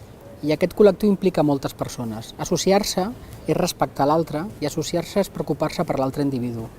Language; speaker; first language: Catalan; native; Catalan